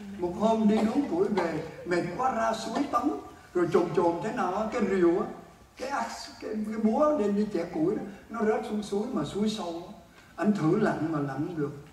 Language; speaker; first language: Vietnamese; native; Vietnamese